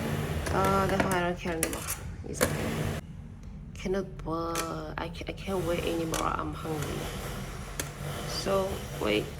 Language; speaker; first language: English; non-native, learner; Burmese